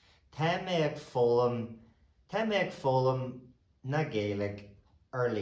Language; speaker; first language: Irish; non-native, local second language; English